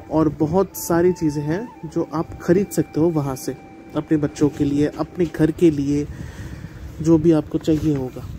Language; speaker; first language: Hindi; non-native, local second language; Bangla